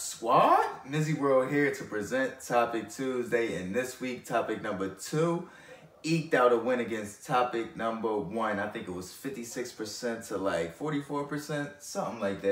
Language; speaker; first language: English; native; English